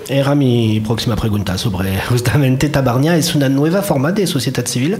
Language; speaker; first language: Spanish; non-native, fluent; French